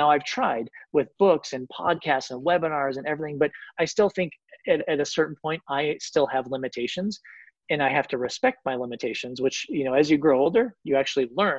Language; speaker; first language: English; native; English